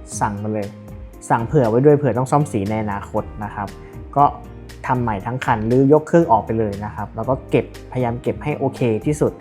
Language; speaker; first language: Thai; native; Thai